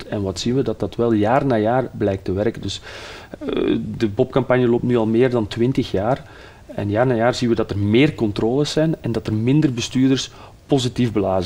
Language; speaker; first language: Dutch; native; Dutch